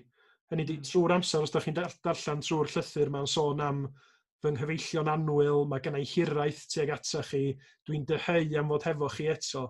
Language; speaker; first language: Welsh; native; Welsh